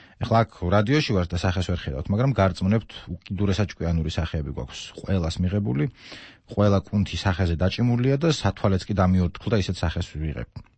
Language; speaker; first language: Georgian; native; Georgian